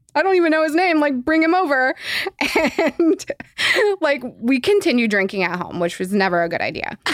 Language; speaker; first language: English; native; English